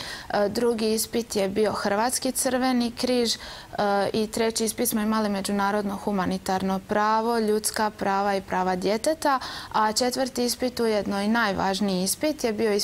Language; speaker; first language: Croatian; native; Croatian